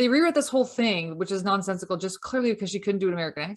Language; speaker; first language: English; native; English